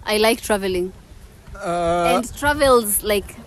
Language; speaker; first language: English; non-native, local second language; Swahili